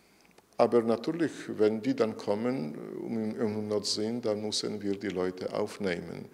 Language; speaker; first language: German; non-native, fluent; Polish